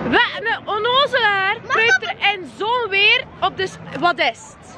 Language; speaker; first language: Dutch; native; Dutch